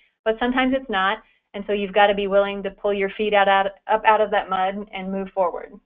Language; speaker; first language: English; native; English